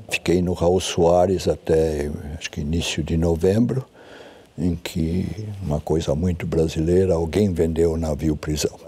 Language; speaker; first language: Portuguese; early bilingual, other home language; German